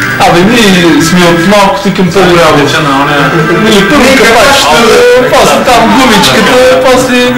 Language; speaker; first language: Bulgarian; native; Bulgarian